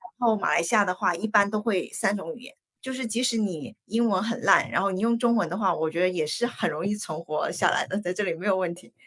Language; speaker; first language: Chinese; native; Chinese